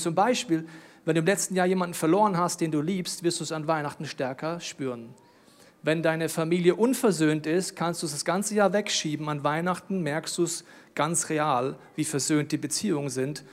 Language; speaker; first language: German; native; German